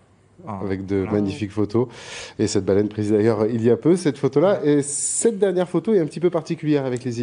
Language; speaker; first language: French; native; French